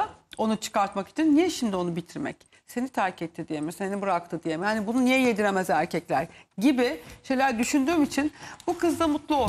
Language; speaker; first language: Turkish; native; Turkish